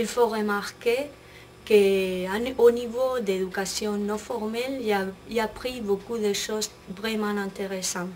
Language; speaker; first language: French; non-native, fluent; Spanish